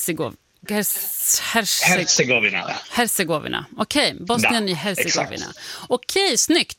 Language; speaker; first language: Swedish; native; Swedish